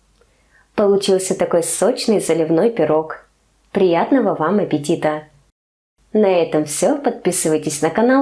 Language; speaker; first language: Russian; native; Russian